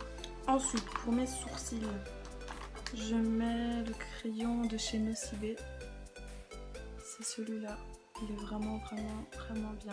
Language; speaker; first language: French; native; French